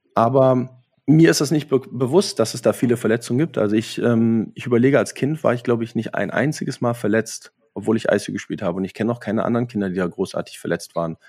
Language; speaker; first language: German; native; German